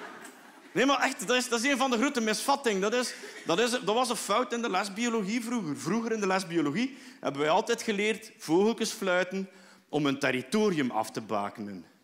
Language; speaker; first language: Dutch; native; Dutch